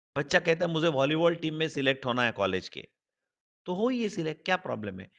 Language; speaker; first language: Hindi; non-native, local second language; Marathi